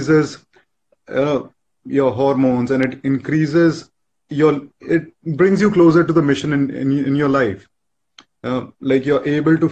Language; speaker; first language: English; non-native, local second language; Hindi